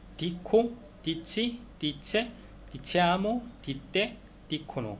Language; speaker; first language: Italian; non-native, learner; Korean